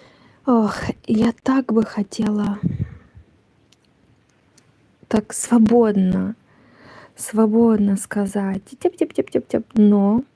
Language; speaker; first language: Russian; non-native, learner; Romanian